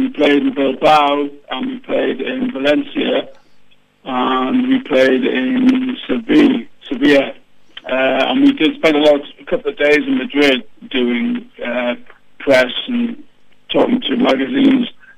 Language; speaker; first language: English; native; English